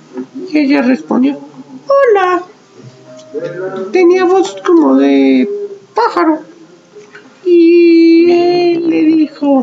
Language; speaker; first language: Spanish; native; Spanish